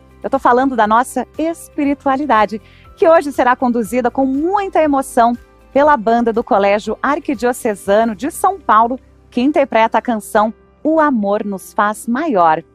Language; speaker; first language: Portuguese; native; Portuguese